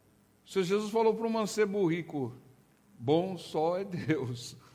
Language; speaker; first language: Portuguese; native; Portuguese